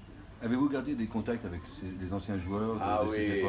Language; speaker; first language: French; native; French